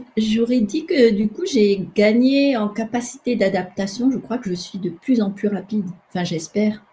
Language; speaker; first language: French; non-native, local second language; Malagasy